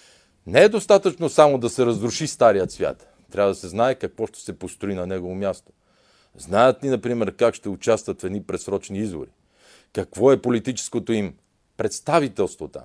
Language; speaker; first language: Bulgarian; native; Bulgarian